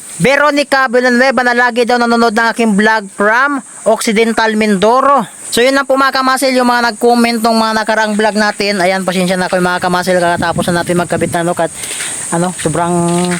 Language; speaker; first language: Filipino; non-native, local second language; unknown